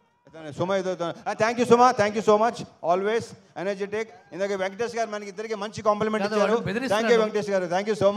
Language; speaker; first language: Telugu; native; Telugu